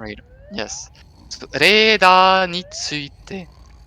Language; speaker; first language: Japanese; non-native, fluent; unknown